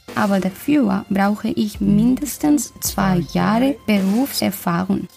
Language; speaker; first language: German; non-native, fluent; Spanish